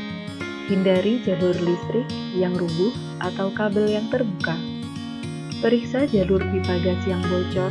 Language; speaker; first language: Indonesian; native; Indonesian